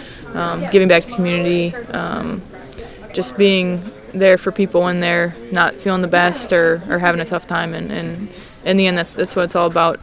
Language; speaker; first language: English; native; English